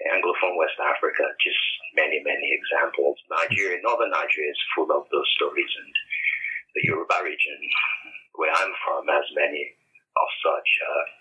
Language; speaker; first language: English; non-native, local second language; Yoruba